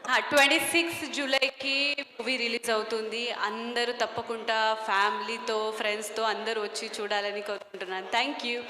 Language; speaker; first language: Telugu; non-native, fluent; Marathi